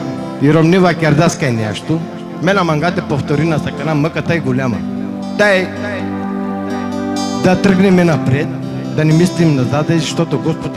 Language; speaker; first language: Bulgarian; non-native, local second language; Romany